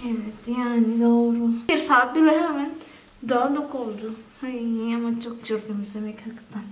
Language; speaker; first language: Turkish; non-native, learner; Indonesian